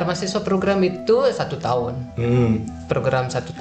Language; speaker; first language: Indonesian; non-native, fluent; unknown